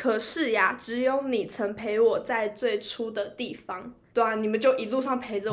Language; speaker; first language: Chinese; native; Chinese